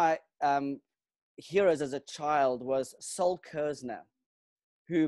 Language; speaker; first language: English; non-native, local second language; Kabuverdianu